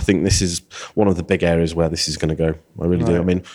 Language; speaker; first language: English; native; English